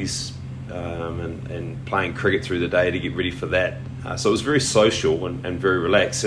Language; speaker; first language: English; native; English